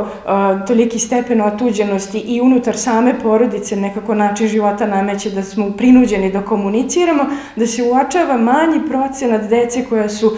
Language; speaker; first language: Serbian; native; Serbian